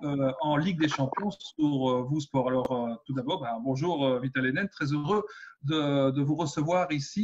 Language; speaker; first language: French; native; French